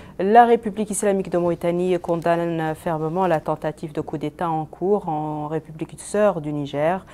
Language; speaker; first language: French; non-native, local second language; Arabic